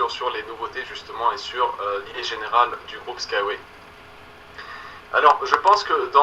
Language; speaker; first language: French; native; French